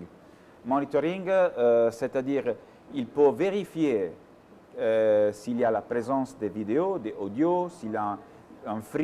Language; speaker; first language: French; non-native, fluent; Italian